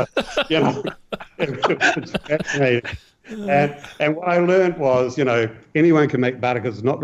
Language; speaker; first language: English; native; English